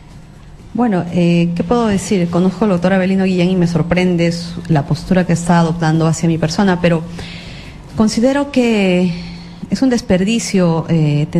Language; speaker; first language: Spanish; native; Spanish